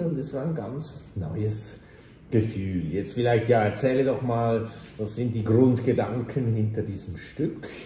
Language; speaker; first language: German; native; German